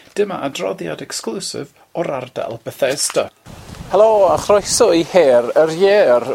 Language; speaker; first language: Welsh; native; Welsh